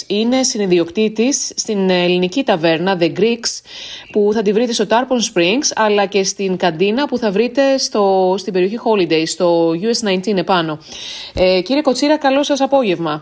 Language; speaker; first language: Greek; native; Greek